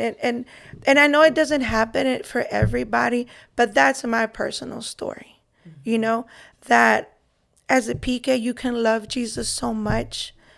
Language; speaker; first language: English; early bilingual, other home language; Spanish